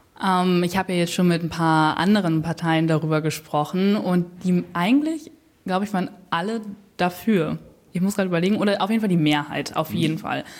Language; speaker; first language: German; native; German